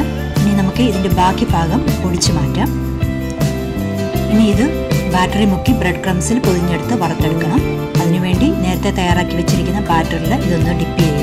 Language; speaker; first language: Malayalam; native; Malayalam